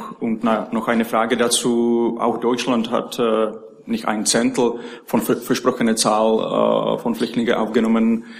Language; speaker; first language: German; non-native, learner; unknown